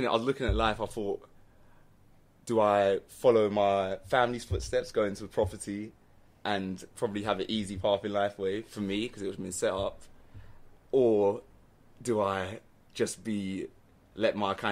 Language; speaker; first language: English; native; English